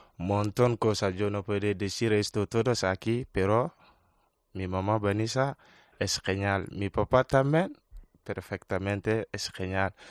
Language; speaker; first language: Spanish; non-native, learner; Wolof